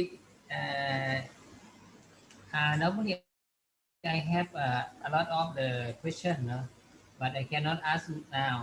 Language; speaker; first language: English; non-native, fluent; Thai